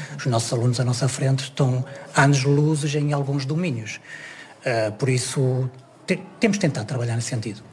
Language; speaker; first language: Portuguese; native; Portuguese